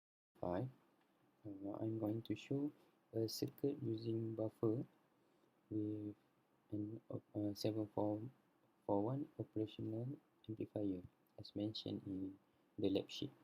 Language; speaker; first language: English; non-native, local second language; Malay